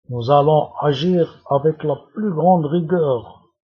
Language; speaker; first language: French; non-native, local second language; Arabic